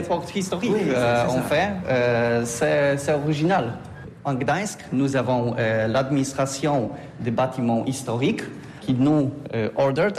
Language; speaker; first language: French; non-native, learner; Polish